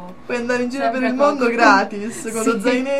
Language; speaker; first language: Italian; native; Italian